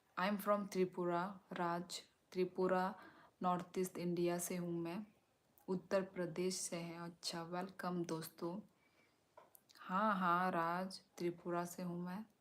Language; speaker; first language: Hindi; non-native, local second language; Kok Borok